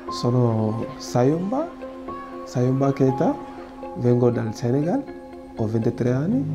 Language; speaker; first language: Italian; non-native, learner; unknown